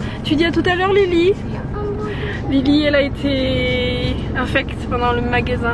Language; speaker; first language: French; native; French